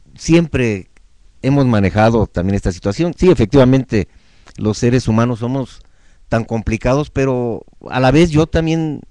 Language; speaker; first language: Spanish; native; Spanish